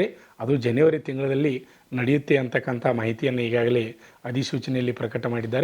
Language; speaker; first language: Kannada; native; Kannada